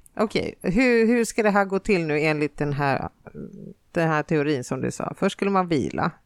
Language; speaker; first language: Swedish; native; Swedish